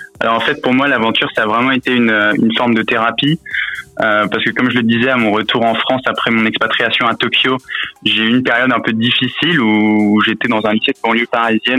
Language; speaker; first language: French; native; French